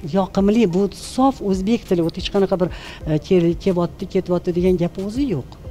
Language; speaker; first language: Uzbek; native; Uzbek